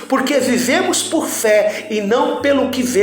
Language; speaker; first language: Portuguese; native; Portuguese